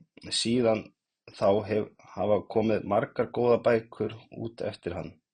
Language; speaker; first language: Icelandic; native; Icelandic